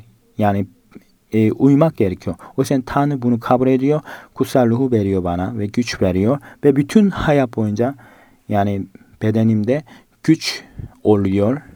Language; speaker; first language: Turkish; non-native, fluent; Korean